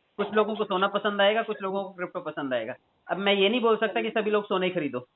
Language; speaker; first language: Hindi; native; Hindi